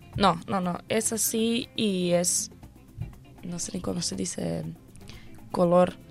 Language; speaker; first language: Spanish; non-native, learner; Croatian